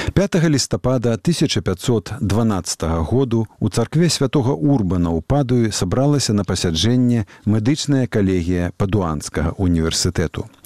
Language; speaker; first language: Belarusian; native; Belarusian